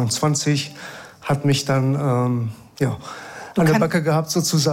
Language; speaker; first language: German; early bilingual, other home language; Persian